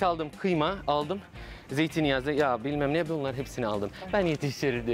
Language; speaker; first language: Turkish; non-native, fluent; Arabic